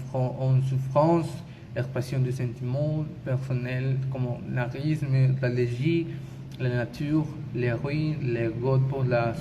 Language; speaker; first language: French; non-native, learner; Spanish